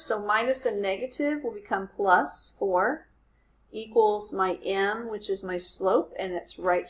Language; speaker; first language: English; native; English